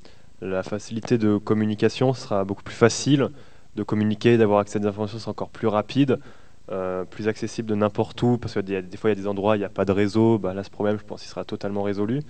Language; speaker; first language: French; native; French